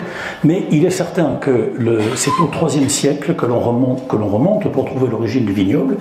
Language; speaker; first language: French; native; French